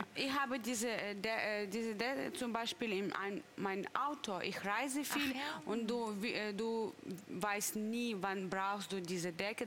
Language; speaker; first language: German; non-native, fluent; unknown